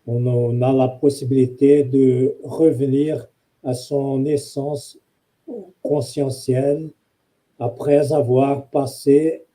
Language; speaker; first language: French; non-native, fluent; Portuguese